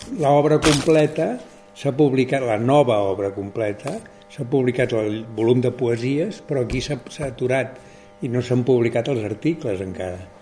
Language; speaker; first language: Catalan; native; Catalan